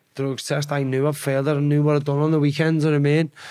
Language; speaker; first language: English; native; English